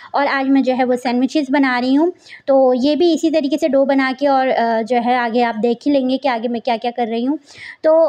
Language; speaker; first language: Hindi; native; Hindi